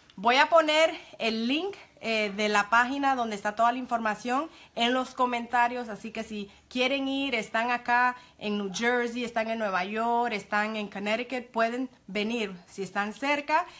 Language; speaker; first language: Spanish; early bilingual, heritage; Spanish